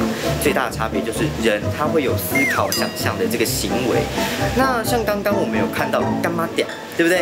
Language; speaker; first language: Chinese; native; Chinese